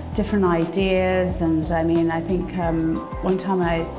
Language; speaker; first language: English; native; English